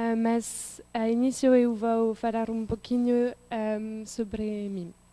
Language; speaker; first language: Portuguese; non-native, learner; French